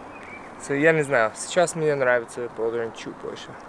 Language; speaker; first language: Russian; non-native, learner; English